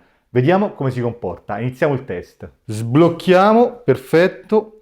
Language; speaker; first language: Italian; native; Italian